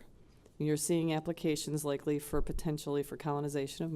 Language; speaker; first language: English; native; English